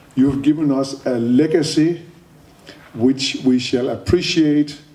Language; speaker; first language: English; non-native, fluent; Danish